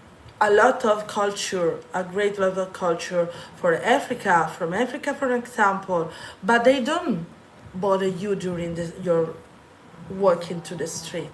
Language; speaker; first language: English; non-native, fluent; Italian